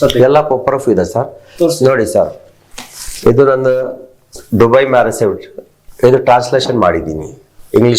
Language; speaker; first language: Kannada; non-native, local second language; Telugu